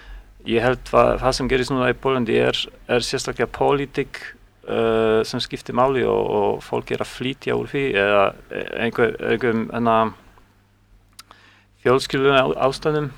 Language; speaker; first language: Icelandic; non-native, learner; Polish